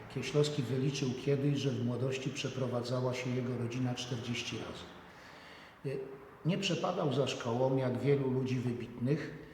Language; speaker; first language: Polish; native; Polish